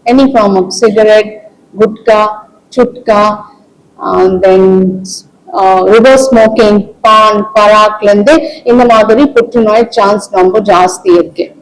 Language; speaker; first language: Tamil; non-native, local second language; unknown